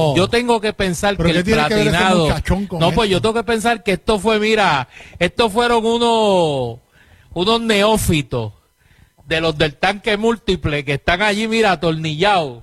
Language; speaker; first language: Spanish; native; Spanish